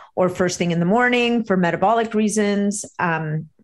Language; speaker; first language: English; native; English